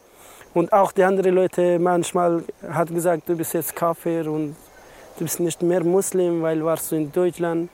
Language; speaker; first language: German; non-native, learner; Persian